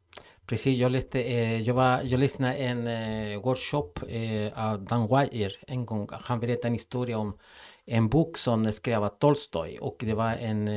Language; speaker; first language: Swedish; non-native, fluent; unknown